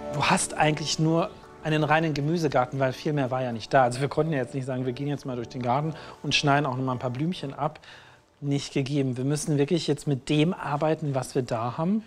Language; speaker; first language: German; native; German